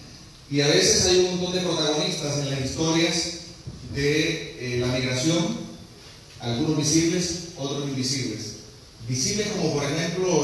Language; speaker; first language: Spanish; native; Spanish